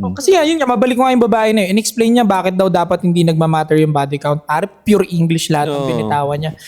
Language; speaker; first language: Filipino; native; Filipino